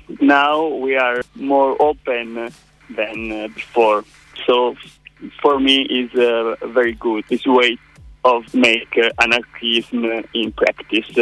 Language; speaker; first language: English; non-native, learner; Italian